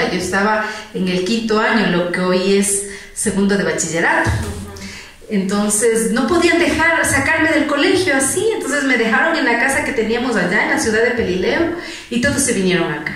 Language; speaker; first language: Spanish; native; Spanish